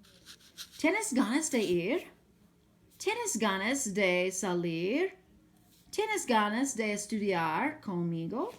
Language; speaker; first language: Spanish; non-native, fluent; English